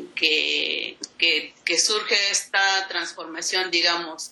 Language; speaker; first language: Spanish; non-native, local second language; Zapotec